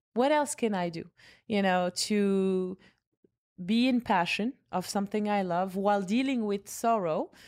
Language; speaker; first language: English; non-native, fluent; Arabic